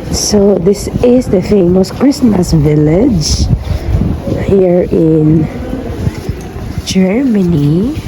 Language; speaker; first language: English; non-native, local second language; Filipino